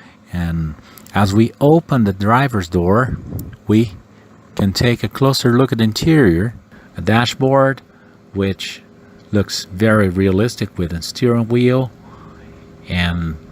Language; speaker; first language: English; non-native, fluent; Portuguese